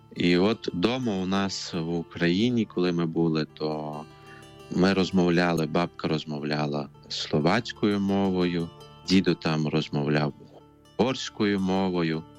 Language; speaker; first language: Ukrainian; non-native, local second language; Romany